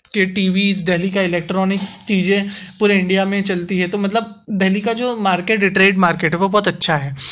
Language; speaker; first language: Hindi; non-native, local second language; Gujarati